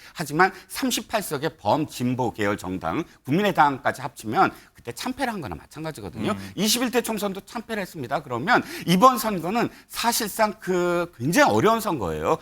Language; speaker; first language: Korean; native; Korean